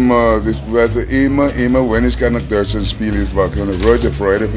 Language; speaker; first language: German; non-native, learner; English